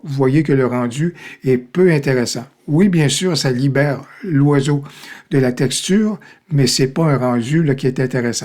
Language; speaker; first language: French; native; French